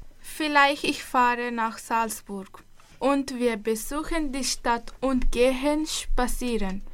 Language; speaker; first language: German; non-native, learner; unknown